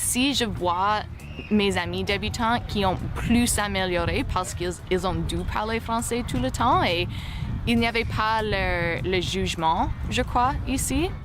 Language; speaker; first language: French; non-native, fluent; English